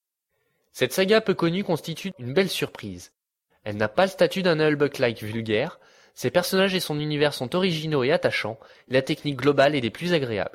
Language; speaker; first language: French; native; French